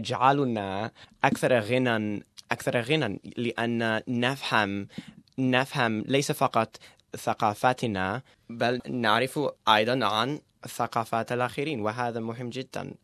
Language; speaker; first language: Arabic; non-native, learner; English